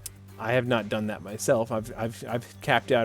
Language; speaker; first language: English; native; English